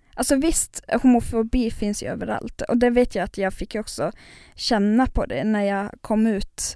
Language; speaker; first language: Swedish; non-native, local second language; Northern Sami